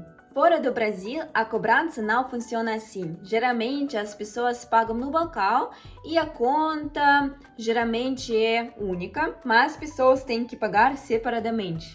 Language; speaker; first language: Portuguese; non-native, fluent; Russian